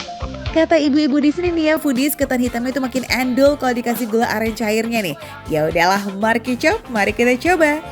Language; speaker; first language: Indonesian; native; Indonesian